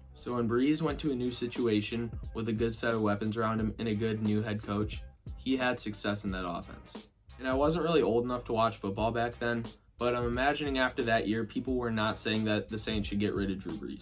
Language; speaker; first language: English; native; English